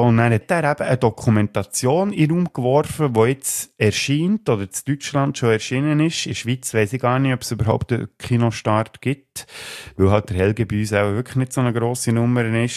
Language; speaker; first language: German; native; German